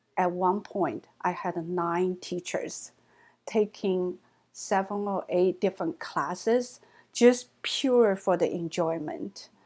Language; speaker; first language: English; non-native, fluent; Chinese